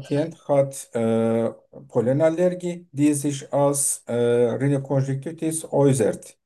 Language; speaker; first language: German; non-native, fluent; Turkish